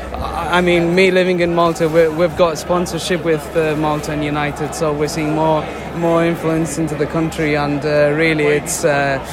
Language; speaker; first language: English; non-native, fluent; Maltese